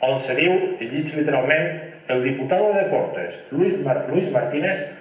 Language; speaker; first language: Spanish; non-native, local second language; Catalan